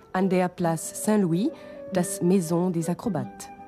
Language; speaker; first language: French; non-native, fluent; German